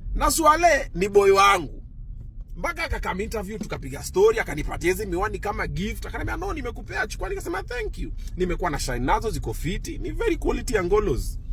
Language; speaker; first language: Swahili; native; Swahili